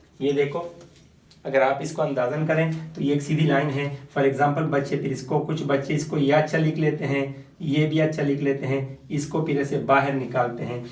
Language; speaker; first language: Urdu; non-native, local second language; Pashto